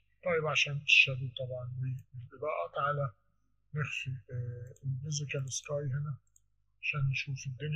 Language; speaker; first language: Arabic; native; Arabic